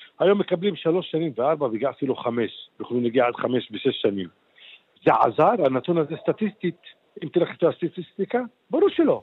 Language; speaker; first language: Hebrew; non-native, local second language; Arabic